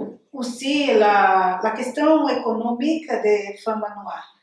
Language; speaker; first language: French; non-native, learner; Portuguese